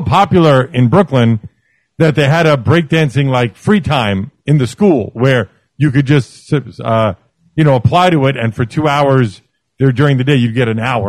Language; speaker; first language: English; native; English